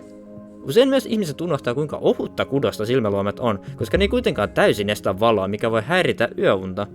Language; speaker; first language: Finnish; native; Finnish